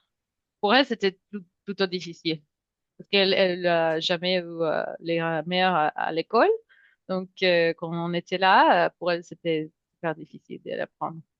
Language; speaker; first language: French; non-native, fluent; Spanish